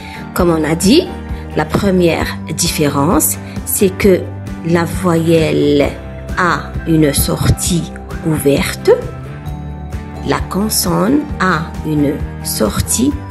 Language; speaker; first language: French; non-native, local second language; Arabic